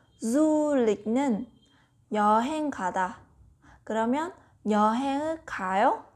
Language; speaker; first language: Korean; non-native, learner; Vietnamese